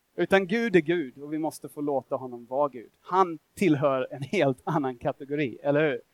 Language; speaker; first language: Swedish; non-native, fluent; English